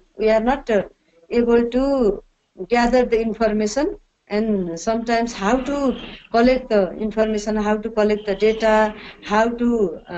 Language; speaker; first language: English; non-native, learner; Nepali